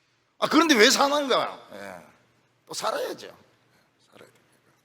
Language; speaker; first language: Korean; native; Korean